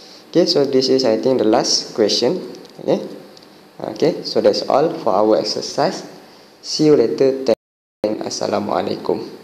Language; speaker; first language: English; non-native, local second language; Malay